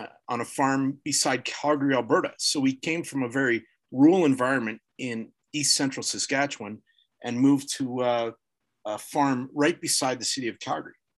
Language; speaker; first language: English; native; English